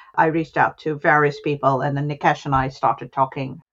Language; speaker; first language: English; non-native, local second language; Hindi